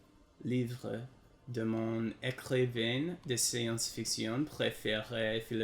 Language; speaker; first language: French; non-native, learner; English